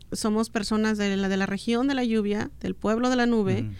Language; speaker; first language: Spanish; non-native, local second language; Mixtepec Mixtec